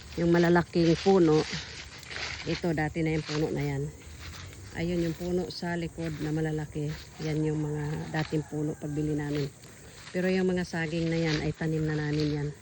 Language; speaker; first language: Filipino; non-native, local second language; Masbatenyo